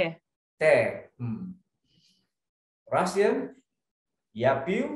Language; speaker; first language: English; non-native, learner; Indonesian